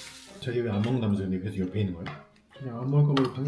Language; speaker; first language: Korean; native; Korean